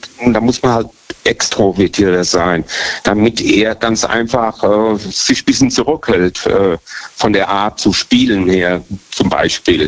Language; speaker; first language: German; native; German